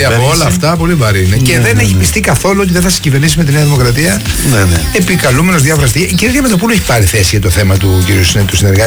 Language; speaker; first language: Greek; native; Greek